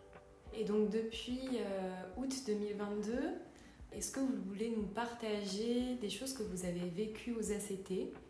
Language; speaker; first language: French; native; French